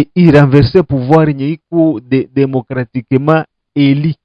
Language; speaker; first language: French; non-native, local second language; Swahili